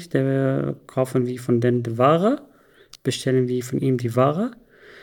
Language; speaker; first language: German; non-native, learner; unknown